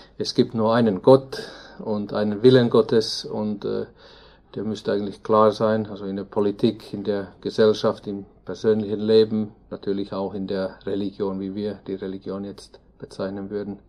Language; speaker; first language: German; non-native, fluent; Finnish